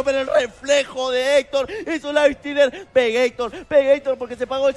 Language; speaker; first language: Spanish; native; Spanish